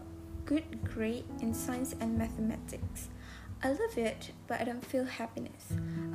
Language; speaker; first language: English; non-native, local second language; Pattani Malay